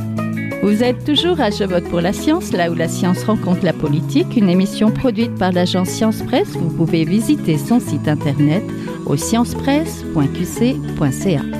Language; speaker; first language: French; native; French